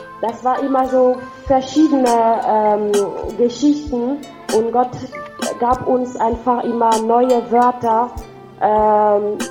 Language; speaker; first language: German; non-native, fluent; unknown